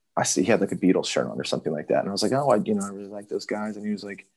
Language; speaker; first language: English; native; English